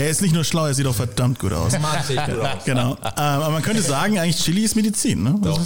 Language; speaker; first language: German; native; German